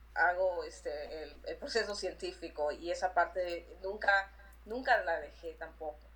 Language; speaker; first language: Spanish; native; Spanish